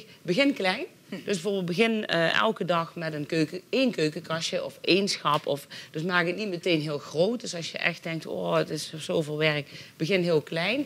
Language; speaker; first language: Dutch; native; Dutch